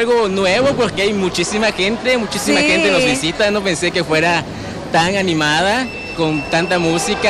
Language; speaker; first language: Spanish; native; Spanish